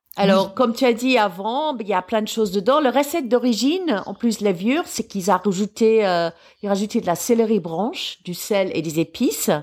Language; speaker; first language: French; non-native, fluent; English